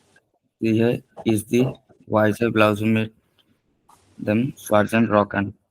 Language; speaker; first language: German; non-native, fluent; Hindi